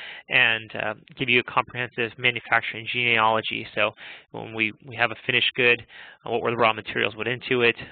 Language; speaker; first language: English; native; English